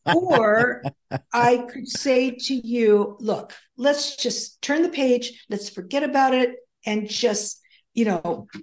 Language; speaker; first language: English; early bilingual, other home language; Greek